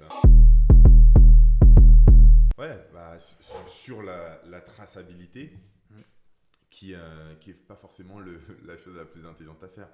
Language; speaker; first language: French; native; French